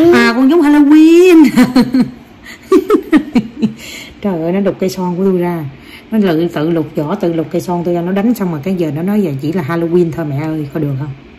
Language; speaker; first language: Vietnamese; native; Vietnamese